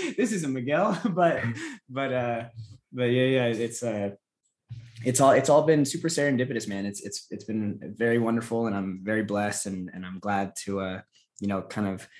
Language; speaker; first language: English; native; English